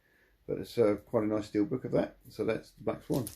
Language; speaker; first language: English; native; English